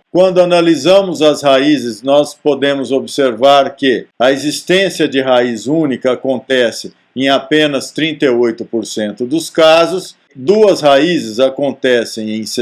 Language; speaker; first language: Portuguese; native; Portuguese